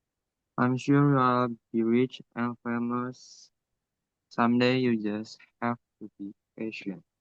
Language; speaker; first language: English; non-native, learner; Indonesian